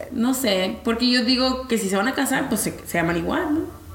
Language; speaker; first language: Spanish; early bilingual, heritage; Spanish